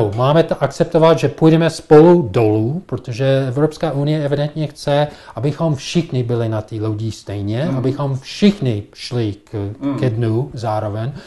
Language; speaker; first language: Czech; non-native, fluent; English